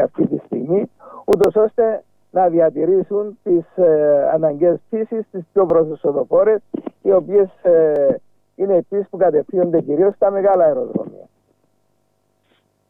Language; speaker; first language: Greek; native; Greek